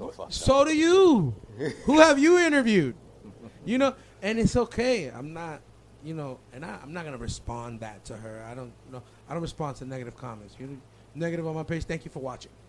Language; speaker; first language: English; early bilingual, other home language; Spanish